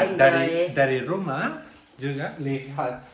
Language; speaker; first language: Indonesian; non-native, learner; Catalan